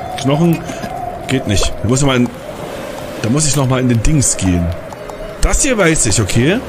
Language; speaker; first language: German; native; German